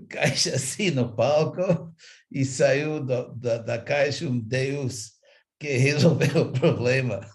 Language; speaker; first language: Portuguese; non-native, fluent; English